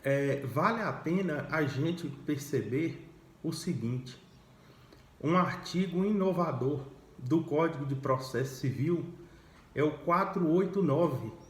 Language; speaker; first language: Portuguese; native; Portuguese